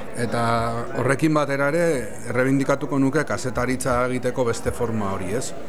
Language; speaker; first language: Basque; non-native, local second language; Spanish